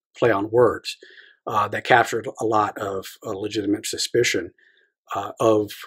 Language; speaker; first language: English; native; English